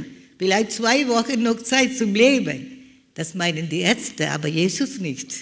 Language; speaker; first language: German; non-native, learner; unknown